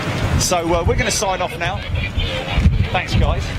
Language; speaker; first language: English; native; English